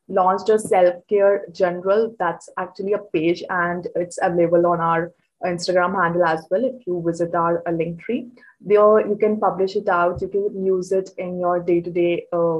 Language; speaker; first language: English; non-native, local second language; Hindi